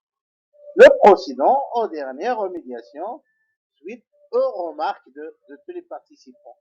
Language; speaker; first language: French; non-native, local second language; Arabic